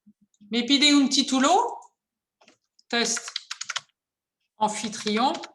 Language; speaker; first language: Spanish; non-native, fluent; French